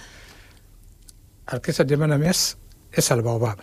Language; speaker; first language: Catalan; non-native, fluent; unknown